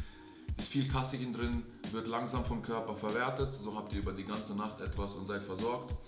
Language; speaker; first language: German; native; German